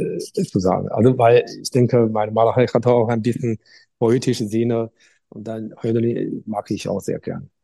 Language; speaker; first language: German; non-native, fluent; Chinese